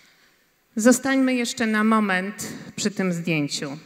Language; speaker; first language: Polish; native; Polish